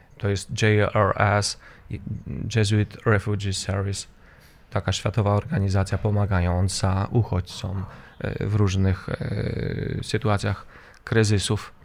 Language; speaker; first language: Polish; native; Polish